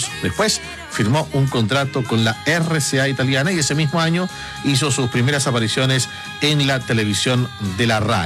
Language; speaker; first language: Spanish; native; Spanish